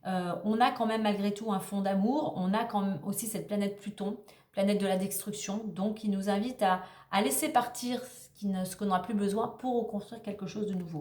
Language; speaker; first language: French; native; French